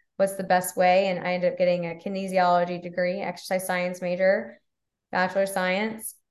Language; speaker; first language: English; native; English